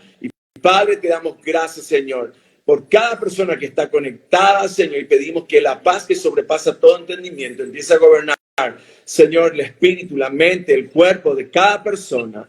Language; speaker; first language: Spanish; native; Spanish